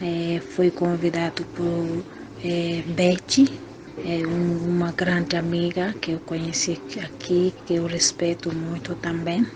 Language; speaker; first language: Portuguese; non-native, learner; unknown